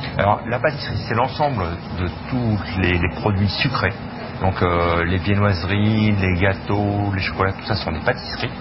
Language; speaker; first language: French; native; French